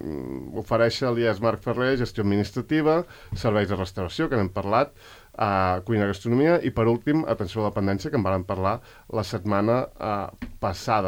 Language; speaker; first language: Catalan; native; Catalan